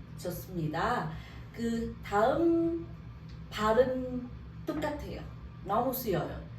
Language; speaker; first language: Korean; non-native, learner; Vietnamese